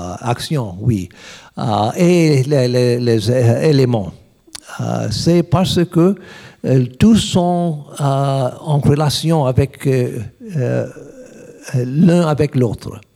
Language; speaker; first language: French; non-native, learner; English